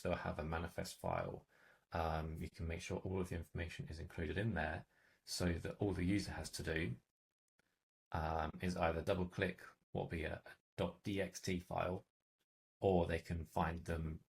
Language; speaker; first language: English; native; English